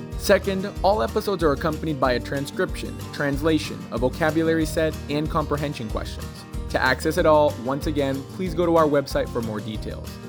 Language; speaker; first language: English; native; English